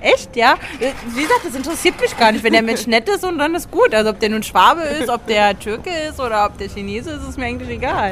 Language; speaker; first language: German; native; German